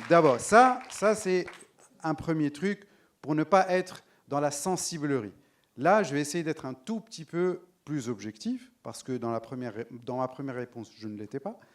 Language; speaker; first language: French; non-native, local second language; Arabic